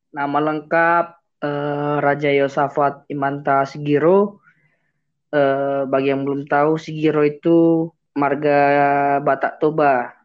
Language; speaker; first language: Indonesian; native; Indonesian